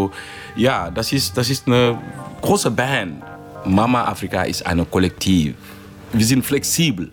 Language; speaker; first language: German; non-native, fluent; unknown